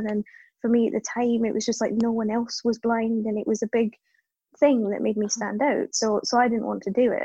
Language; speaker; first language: English; native; English